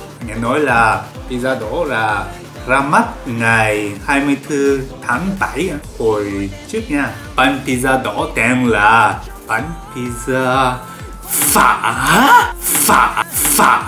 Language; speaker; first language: Vietnamese; non-native, learner; Japanese